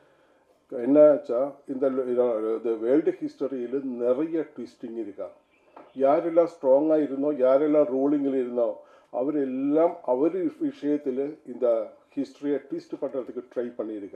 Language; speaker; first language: Tamil; non-native, learner; Malayalam